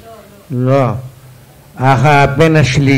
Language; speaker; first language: Hebrew; non-native, fluent; Arabic